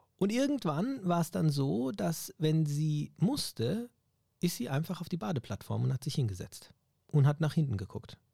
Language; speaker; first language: German; native; German